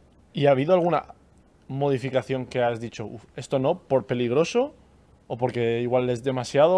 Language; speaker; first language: Spanish; native; Spanish